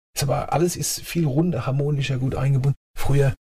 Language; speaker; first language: German; native; German